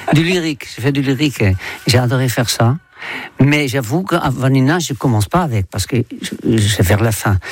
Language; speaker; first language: French; non-native, fluent; Dutch